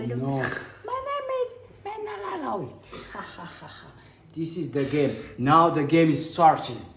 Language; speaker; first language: English; non-native, learner; Amharic